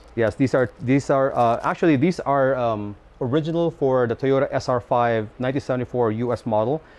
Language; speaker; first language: English; non-native, local second language; Filipino